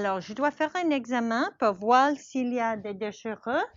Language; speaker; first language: French; non-native, learner; English